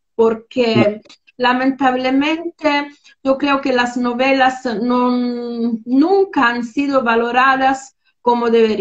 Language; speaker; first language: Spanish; non-native, fluent; Italian